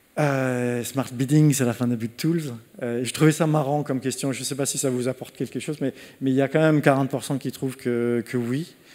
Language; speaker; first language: French; non-native, fluent; Danish